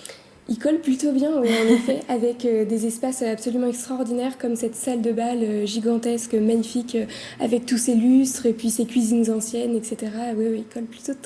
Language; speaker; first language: French; native; French